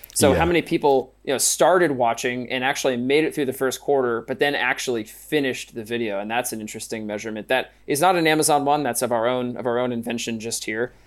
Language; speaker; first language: English; native; English